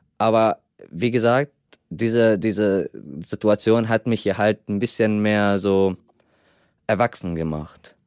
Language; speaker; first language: German; non-native, fluent; Arabic